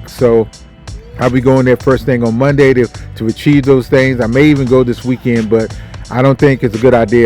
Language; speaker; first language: English; native; English